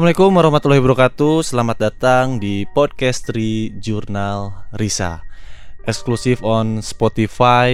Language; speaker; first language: Indonesian; native; Indonesian